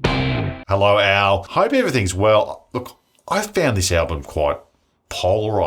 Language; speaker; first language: English; native; English